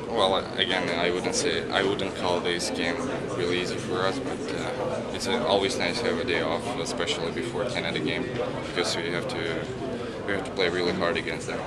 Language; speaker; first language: English; non-native, fluent; Russian